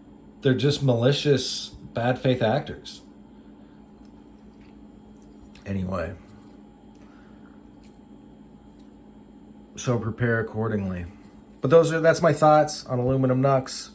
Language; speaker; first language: English; native; English